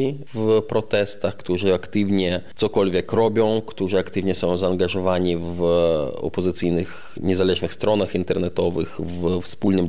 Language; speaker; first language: Polish; non-native, fluent; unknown